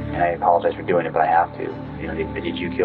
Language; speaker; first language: English; native; English